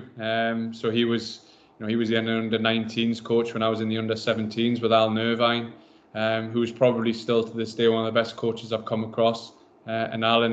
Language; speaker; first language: English; native; English